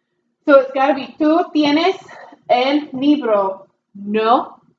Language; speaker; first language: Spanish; non-native, fluent; English